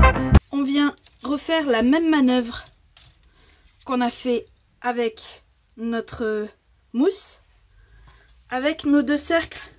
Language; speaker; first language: French; native; French